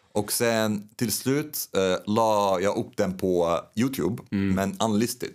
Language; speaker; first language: Swedish; non-native, fluent; Arabic